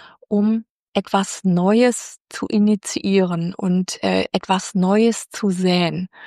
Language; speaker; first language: German; native; German